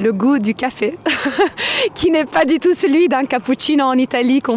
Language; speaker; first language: French; non-native, fluent; Italian